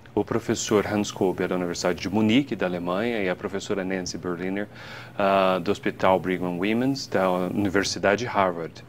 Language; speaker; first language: Portuguese; native; Portuguese